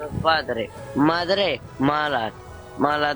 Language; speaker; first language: Spanish; non-native, learner; Arabic